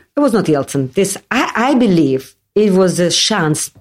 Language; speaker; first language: English; non-native, learner; Russian